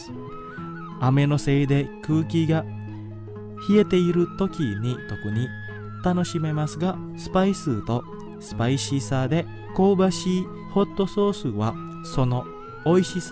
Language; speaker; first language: Japanese; non-native, fluent; Indonesian